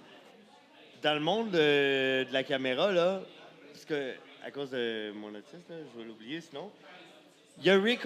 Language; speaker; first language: French; native; French